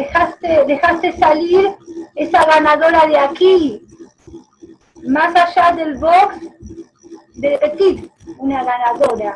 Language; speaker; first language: Spanish; native; Spanish